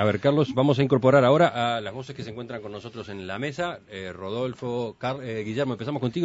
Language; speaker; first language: Spanish; native; Spanish